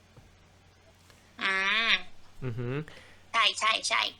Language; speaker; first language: Thai; native; Thai